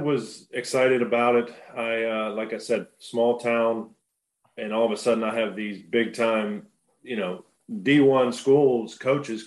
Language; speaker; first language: English; native; English